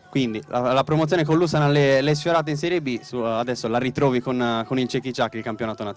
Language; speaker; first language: Italian; native; Italian